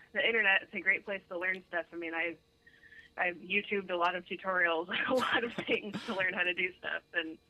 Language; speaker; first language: English; native; English